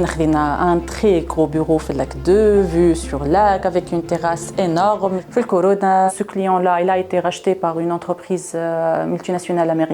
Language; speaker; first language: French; non-native, local second language; Arabic